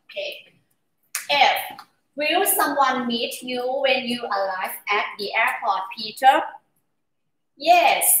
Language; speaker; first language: English; non-native, learner; Thai